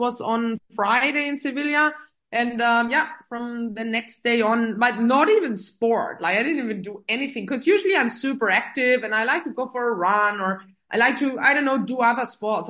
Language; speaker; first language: English; non-native, fluent; German